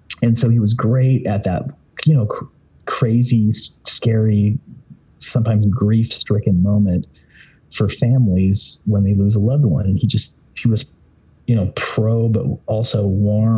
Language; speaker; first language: English; native; English